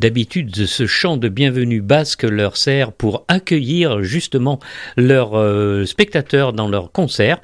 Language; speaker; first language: French; native; French